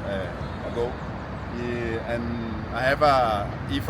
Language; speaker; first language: English; non-native, learner; Portuguese